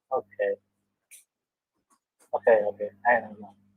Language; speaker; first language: English; non-native, learner; Indonesian